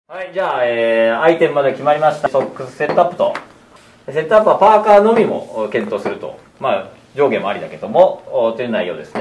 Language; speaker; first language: Japanese; native; Japanese